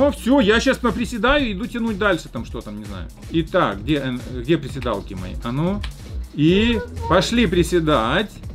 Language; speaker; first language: Russian; native; Russian